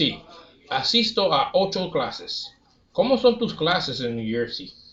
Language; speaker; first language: Spanish; non-native, learner; English